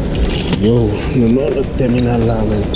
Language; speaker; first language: Spanish; non-native, learner; Haitian Creole